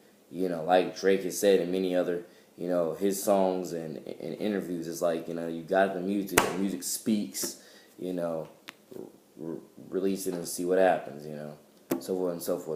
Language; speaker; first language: English; native; English